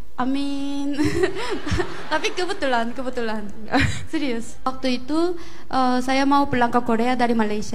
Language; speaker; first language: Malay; non-native, fluent; Korean